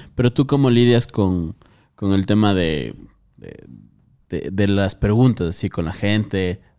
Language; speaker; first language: Spanish; native; Spanish